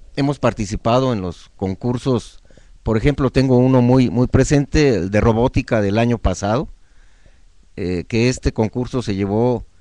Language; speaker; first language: Spanish; native; Spanish